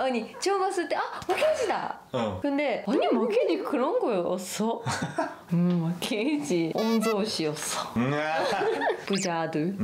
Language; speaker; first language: Korean; non-native, learner; Japanese